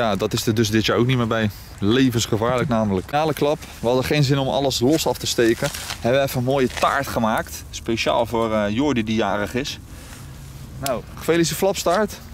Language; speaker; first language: Dutch; native; Dutch